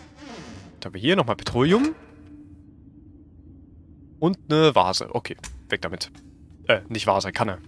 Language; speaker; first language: German; native; German